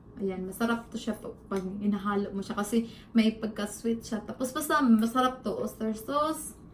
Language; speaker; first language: Filipino; non-native, local second language; Cebuano